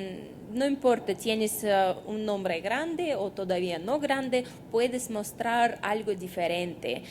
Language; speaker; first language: Spanish; non-native, fluent; Russian